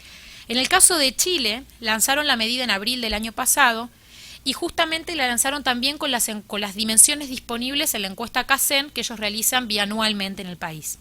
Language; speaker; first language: Spanish; native; Spanish